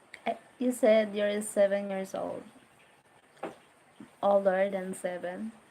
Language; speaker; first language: English; non-native, learner; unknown